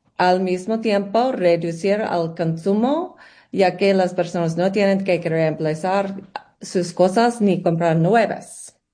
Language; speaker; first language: Spanish; non-native, learner; English